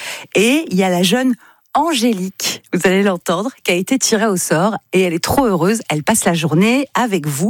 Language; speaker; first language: French; native; French